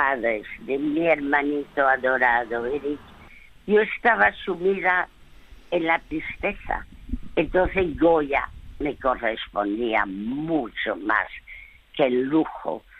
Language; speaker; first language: Spanish; early bilingual, other home language; French